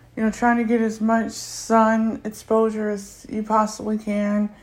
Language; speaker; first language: English; native; English